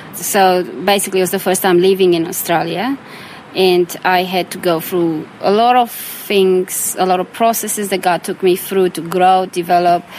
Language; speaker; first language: English; non-native, fluent; Romanian